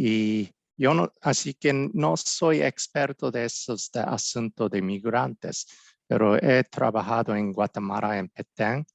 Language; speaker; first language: Spanish; non-native, fluent; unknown